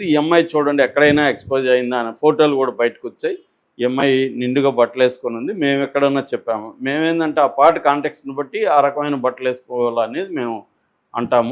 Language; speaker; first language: Telugu; native; Telugu